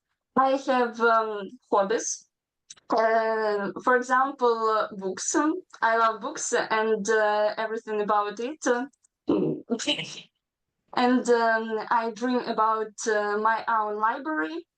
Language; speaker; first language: English; non-native, learner; Ukrainian